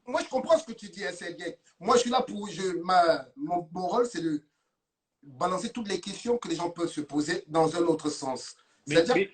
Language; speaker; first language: French; native; French